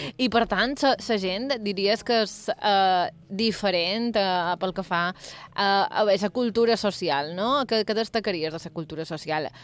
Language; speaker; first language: Catalan; native; Catalan